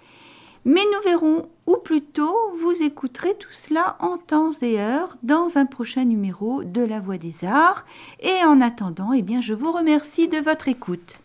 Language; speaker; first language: French; native; French